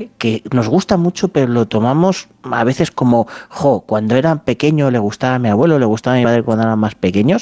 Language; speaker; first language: Spanish; native; Spanish